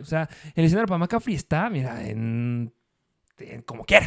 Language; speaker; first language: Spanish; native; Spanish